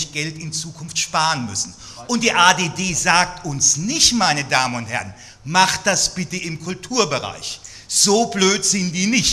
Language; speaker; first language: German; native; German